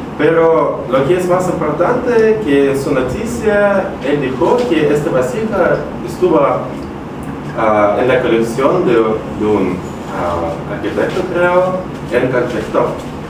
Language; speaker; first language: Spanish; non-native, fluent; Russian